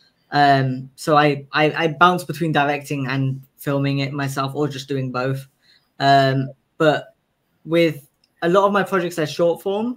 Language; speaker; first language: English; native; English